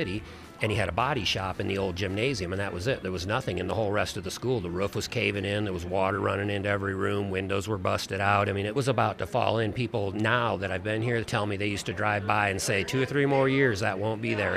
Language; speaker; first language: English; native; English